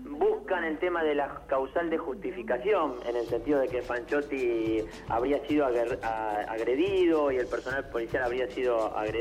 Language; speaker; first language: Spanish; native; Spanish